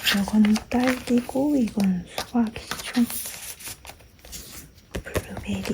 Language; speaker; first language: Korean; native; Korean